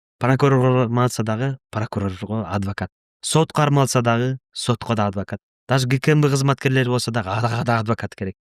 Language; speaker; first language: Kyrgyz; non-native, local second language; Russian